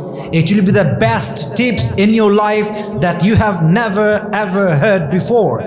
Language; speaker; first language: English; non-native, local second language; Bangla